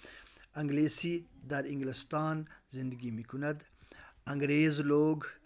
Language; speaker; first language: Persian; non-native, fluent; Urdu